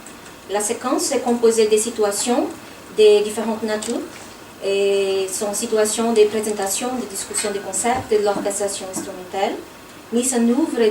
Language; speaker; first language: French; non-native, fluent; Portuguese